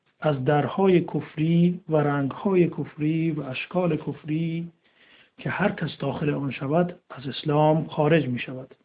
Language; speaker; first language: Persian; native; Persian